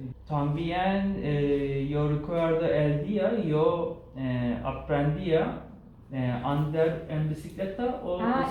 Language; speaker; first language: Spanish; non-native, learner; Turkish